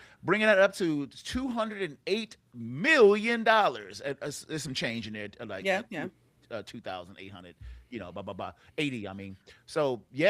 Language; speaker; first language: English; native; English